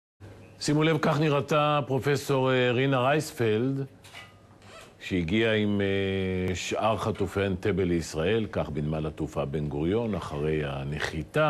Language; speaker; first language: Hebrew; native; Hebrew